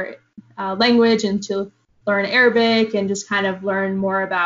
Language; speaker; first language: English; early bilingual, other home language; Arabic